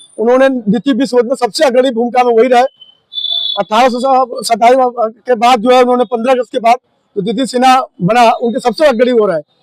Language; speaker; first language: Hindi; native; Hindi